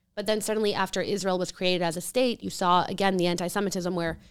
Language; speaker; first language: English; early bilingual, other home language; Spanish